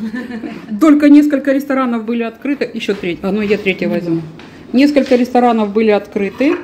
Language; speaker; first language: Russian; native; Russian